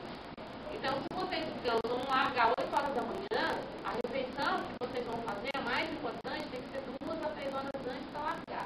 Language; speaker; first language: Portuguese; native; Portuguese